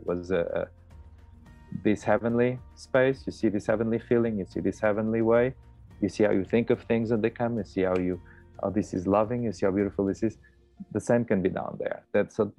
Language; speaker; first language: English; non-native, fluent; Portuguese